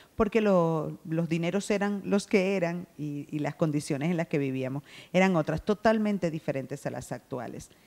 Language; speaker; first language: Spanish; native; Spanish